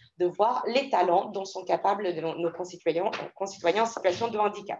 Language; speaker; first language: French; native; French